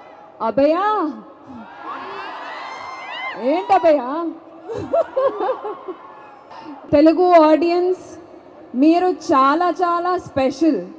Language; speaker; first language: Telugu; non-native, local second language; Tamil